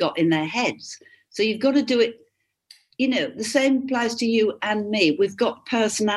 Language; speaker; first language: English; native; English